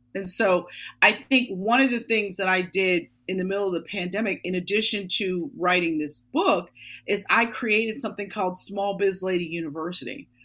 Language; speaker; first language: English; native; English